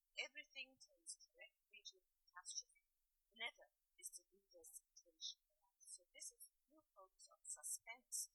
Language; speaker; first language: English; non-native, fluent; German